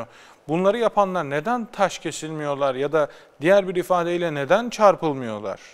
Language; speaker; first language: Turkish; native; Turkish